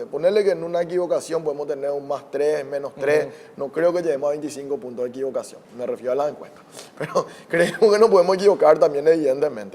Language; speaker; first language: Spanish; native; Spanish